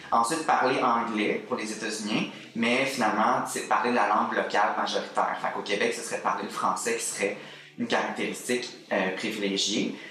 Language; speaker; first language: French; native; French